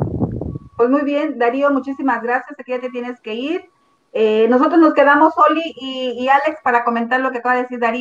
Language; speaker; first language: Spanish; native; Spanish